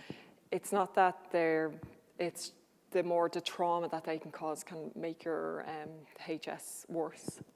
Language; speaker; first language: English; native; English